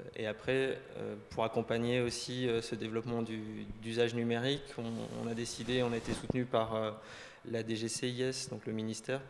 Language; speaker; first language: French; native; French